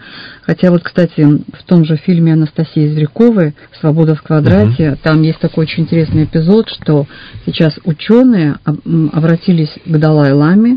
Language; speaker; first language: Russian; native; Russian